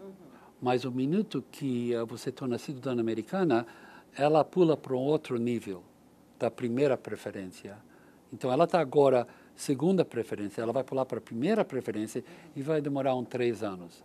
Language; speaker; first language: Portuguese; non-native, learner; English